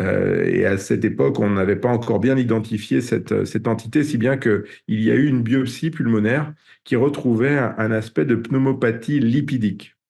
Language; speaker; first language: French; native; French